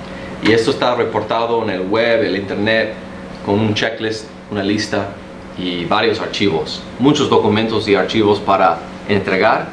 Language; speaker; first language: Spanish; early bilingual, heritage; Spanish